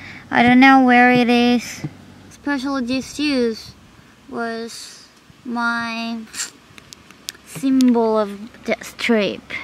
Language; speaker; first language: English; non-native, learner; Korean